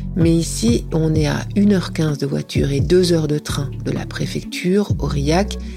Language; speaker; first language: French; native; French